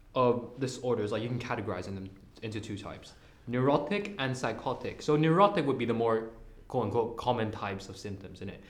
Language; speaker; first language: English; non-native, local second language; Cantonese